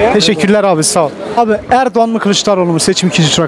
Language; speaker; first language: Turkish; native; Turkish